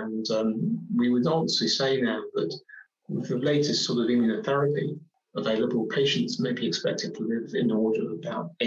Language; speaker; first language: English; native; English